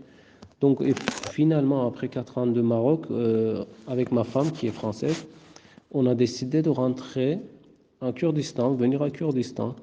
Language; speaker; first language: French; non-native, fluent; Kurdish